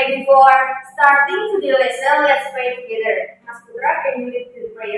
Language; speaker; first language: English; non-native, learner; Indonesian